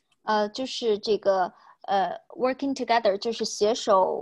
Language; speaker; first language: Chinese; native; Chinese